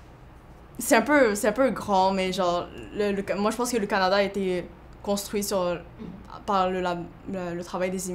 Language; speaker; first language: French; early bilingual, other home language; Chinese